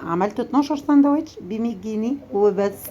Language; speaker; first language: Arabic; native; Arabic